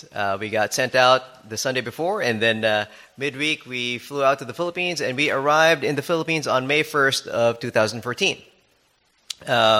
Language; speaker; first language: English; non-native, local second language; Filipino